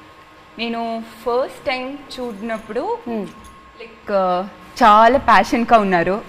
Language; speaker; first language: Telugu; non-native, learner; Tamil